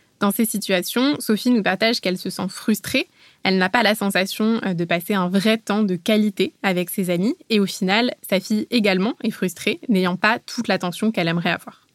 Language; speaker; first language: French; native; French